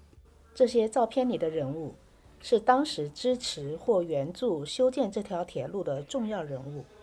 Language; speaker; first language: Chinese; native; Chinese